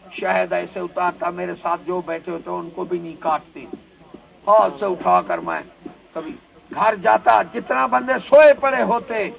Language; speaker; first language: Urdu; non-native, local second language; Punjabi